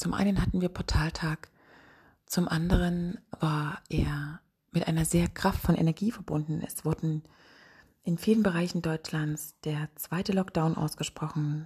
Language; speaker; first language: German; native; German